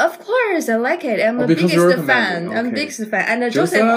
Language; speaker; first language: English; non-native, fluent; Chinese